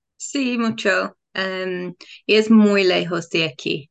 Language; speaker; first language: Spanish; non-native, learner; English